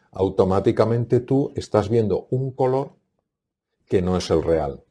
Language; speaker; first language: Spanish; native; Spanish